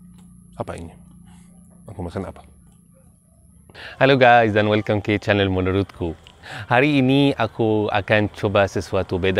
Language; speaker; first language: Indonesian; non-native, learner; Arabic